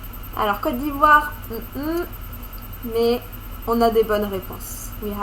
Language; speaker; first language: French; non-native, fluent; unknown